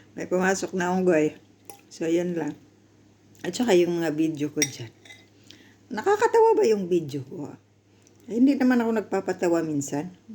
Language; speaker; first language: Filipino; non-native, local second language; Cebuano